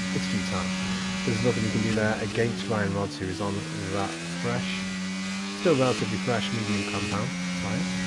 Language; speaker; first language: English; native; English